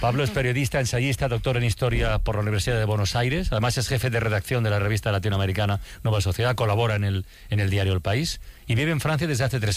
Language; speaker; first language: Spanish; native; Spanish